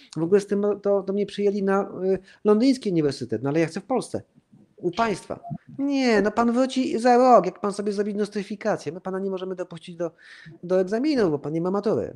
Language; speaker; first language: Polish; early bilingual, heritage; Polish